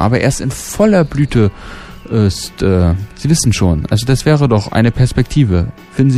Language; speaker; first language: German; native; German